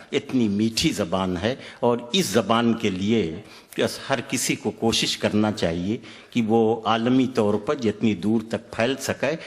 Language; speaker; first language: Urdu; native; Urdu